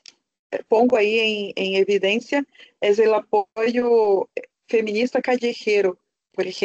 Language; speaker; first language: Spanish; non-native, fluent; Portuguese